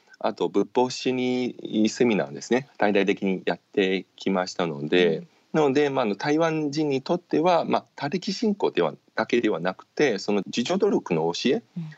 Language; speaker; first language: Japanese; non-native, fluent; Chinese